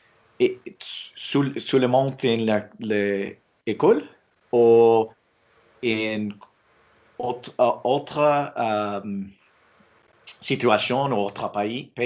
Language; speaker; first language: French; non-native, learner; English